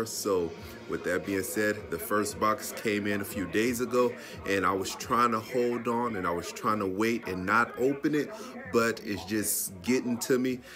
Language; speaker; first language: English; native; English